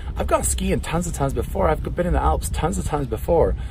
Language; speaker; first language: English; non-native, fluent; Swedish